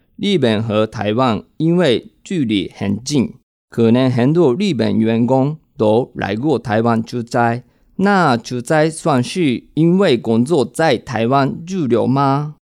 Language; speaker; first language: Chinese; non-native, fluent; Japanese